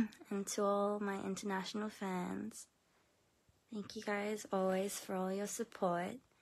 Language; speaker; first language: English; early bilingual, other home language; Korean